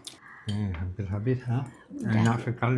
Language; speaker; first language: Indonesian; non-native, learner; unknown